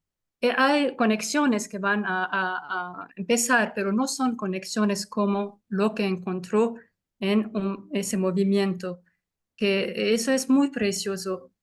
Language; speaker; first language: Spanish; non-native, fluent; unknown